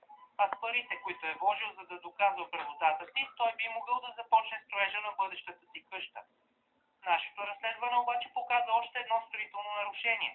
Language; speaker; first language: Bulgarian; native; Bulgarian